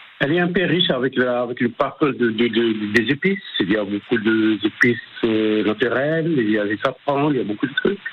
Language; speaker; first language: French; non-native, local second language; Arabic